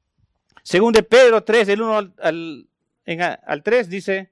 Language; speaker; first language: Spanish; native; Spanish